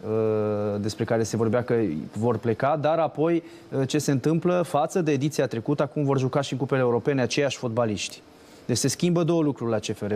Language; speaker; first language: Romanian; native; Romanian